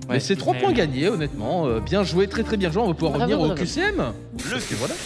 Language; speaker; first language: French; native; French